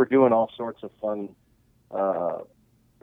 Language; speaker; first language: English; native; English